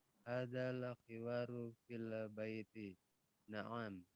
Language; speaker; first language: Arabic; non-native, learner; Indonesian